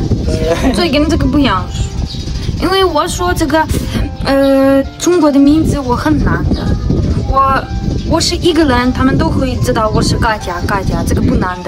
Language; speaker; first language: Chinese; non-native, learner; Ukrainian